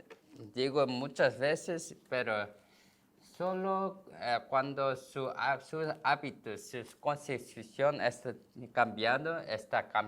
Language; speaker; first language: Spanish; non-native, learner; Korean